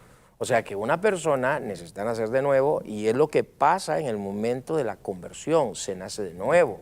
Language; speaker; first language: Spanish; native; Spanish